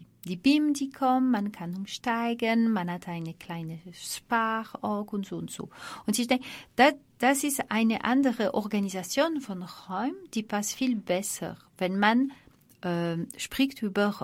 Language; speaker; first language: German; non-native, fluent; French